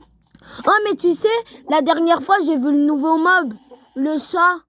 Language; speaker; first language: French; native; French